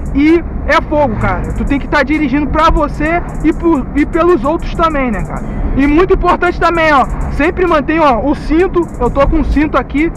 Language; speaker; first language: Portuguese; native; Portuguese